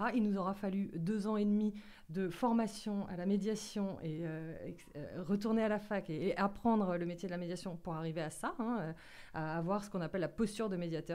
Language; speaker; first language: French; native; French